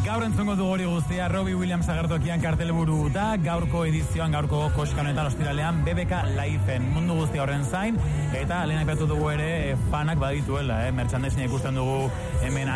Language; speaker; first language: Basque; native; Basque